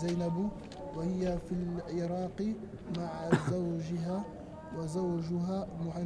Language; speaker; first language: Arabic; non-native, learner; French